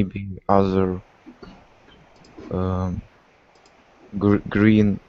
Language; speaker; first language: English; non-native, learner; Russian